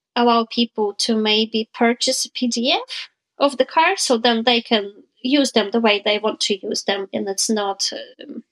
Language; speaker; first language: English; non-native, fluent; Ukrainian